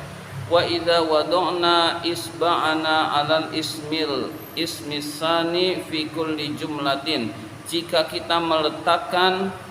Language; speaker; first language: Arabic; non-native, fluent; Indonesian